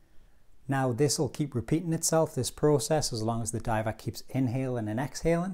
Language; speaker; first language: English; native; English